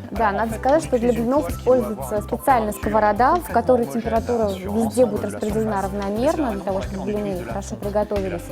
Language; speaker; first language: Russian; native; Russian